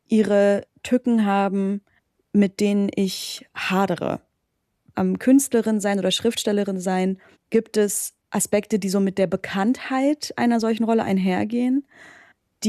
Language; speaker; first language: German; native; German